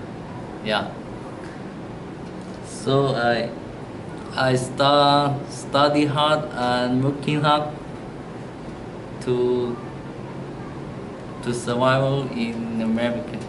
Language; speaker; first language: English; non-native, learner; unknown